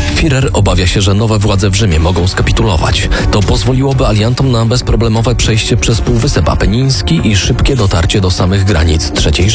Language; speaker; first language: Polish; native; Polish